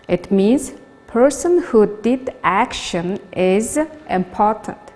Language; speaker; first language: English; non-native, learner; Mongolian